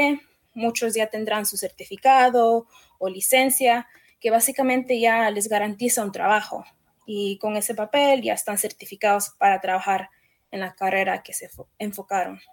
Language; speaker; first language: Spanish; early bilingual, heritage; Spanish